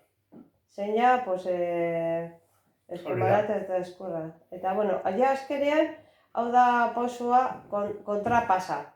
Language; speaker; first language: Basque; non-native, local second language; Spanish